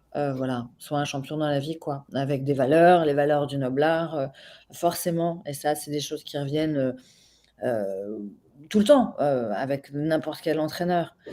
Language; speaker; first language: French; non-native, learner; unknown